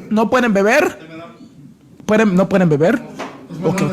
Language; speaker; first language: Spanish; non-native, learner; Haitian Creole